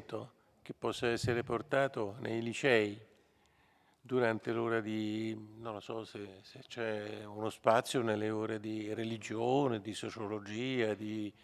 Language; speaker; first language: Italian; native; Italian